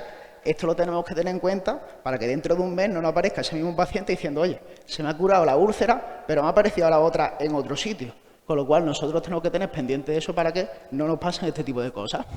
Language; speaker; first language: Spanish; native; Spanish